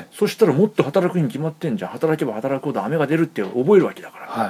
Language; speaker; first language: Japanese; native; Japanese